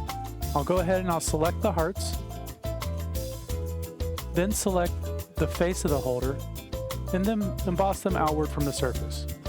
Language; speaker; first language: English; native; English